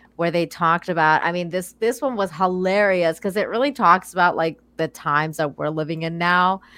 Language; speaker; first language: English; early bilingual, other home language; Persian